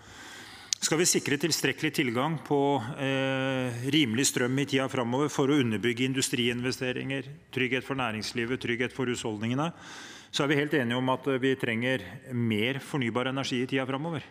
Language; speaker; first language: Norwegian; native; Norwegian